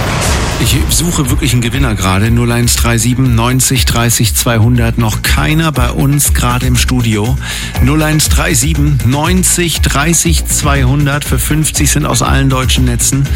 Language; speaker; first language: German; native; German